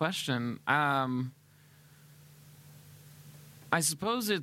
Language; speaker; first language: English; native; English